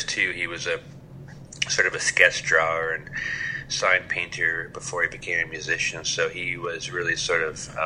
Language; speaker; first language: English; native; English